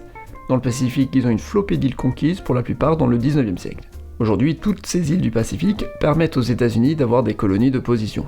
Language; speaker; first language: French; native; French